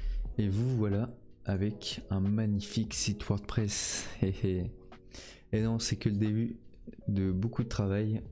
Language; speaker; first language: French; native; French